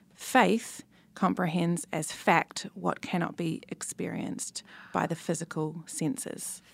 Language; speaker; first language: English; native; English